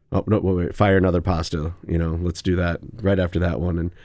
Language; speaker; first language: English; native; English